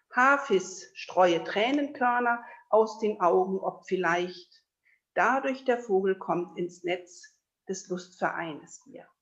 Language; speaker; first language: German; native; German